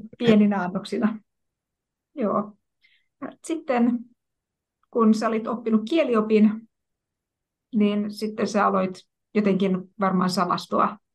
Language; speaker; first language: Finnish; native; Finnish